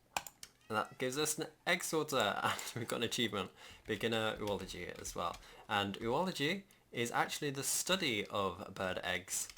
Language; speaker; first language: English; native; English